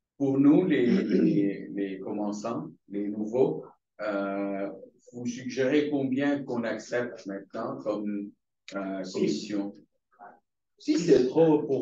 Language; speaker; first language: French; non-native, fluent; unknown